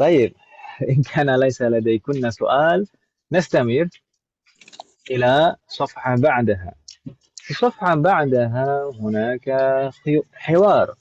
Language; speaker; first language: Arabic; non-native, fluent; Indonesian